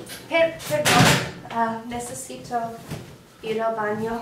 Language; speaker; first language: Spanish; non-native, learner; English